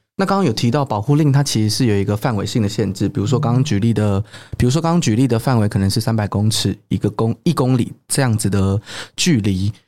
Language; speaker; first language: Chinese; native; Chinese